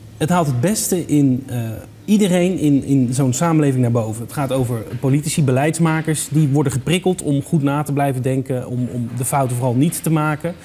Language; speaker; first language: Dutch; native; Dutch